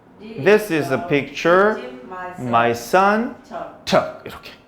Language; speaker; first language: English; non-native, fluent; Korean